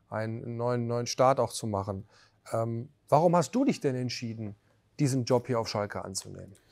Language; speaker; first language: German; native; German